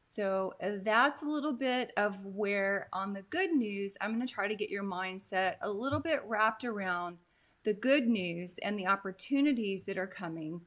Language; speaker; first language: English; native; English